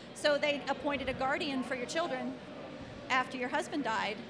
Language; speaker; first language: English; native; English